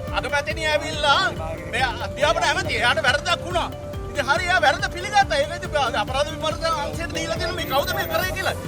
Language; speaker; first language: Sinhala; non-native, local second language; Tamil